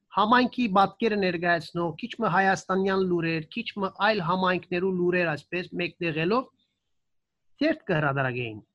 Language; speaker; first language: Armenian; early bilingual, heritage; Armenian